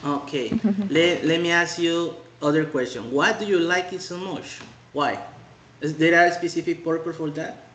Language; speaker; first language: English; non-native, fluent; Spanish